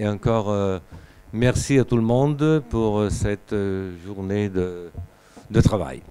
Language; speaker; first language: French; non-native, fluent; Italian